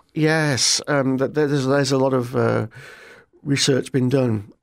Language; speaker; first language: English; native; English